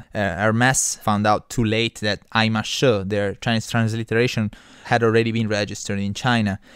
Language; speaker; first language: English; non-native, fluent; Italian